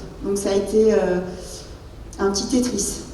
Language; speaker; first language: French; native; French